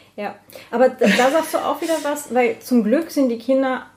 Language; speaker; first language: German; native; German